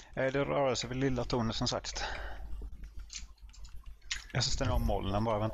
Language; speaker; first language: Swedish; native; Swedish